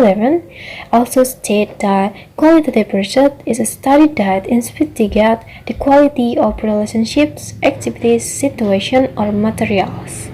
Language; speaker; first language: English; non-native, learner; Indonesian